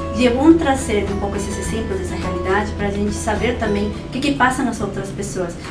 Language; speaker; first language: Portuguese; non-native, fluent; Spanish